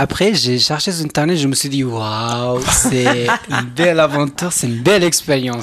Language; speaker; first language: French; non-native, learner; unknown